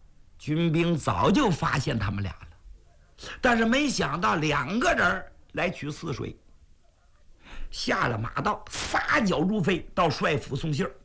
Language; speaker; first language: Chinese; native; Chinese